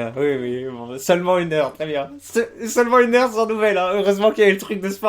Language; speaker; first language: French; native; French